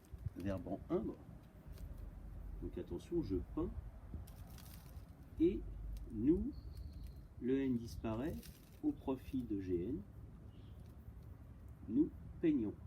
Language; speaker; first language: French; native; French